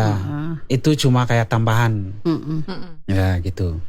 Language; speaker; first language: Indonesian; non-native, learner; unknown